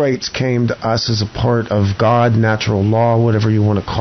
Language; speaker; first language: English; native; English